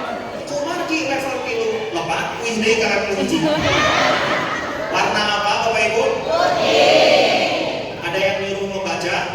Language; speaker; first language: Indonesian; non-native, local second language; Sundanese